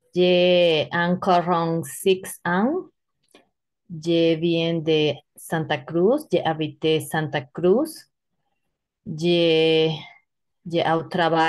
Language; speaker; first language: French; non-native, learner; Spanish